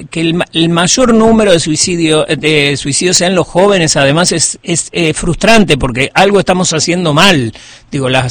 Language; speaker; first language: Spanish; native; Spanish